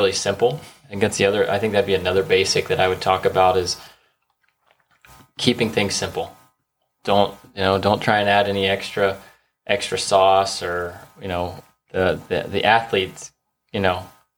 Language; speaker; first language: English; native; English